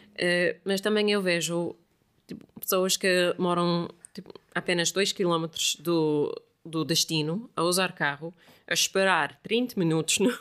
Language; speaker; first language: Portuguese; non-native, fluent; English